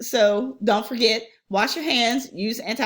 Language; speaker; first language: English; native; English